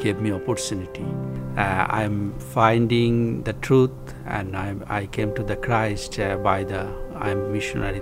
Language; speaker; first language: English; non-native, local second language; Bangla